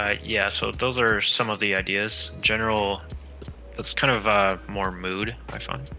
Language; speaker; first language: English; native; English